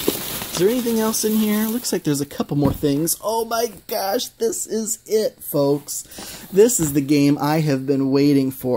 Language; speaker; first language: English; native; English